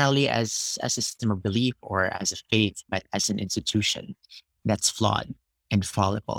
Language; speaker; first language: English; non-native, local second language; Cebuano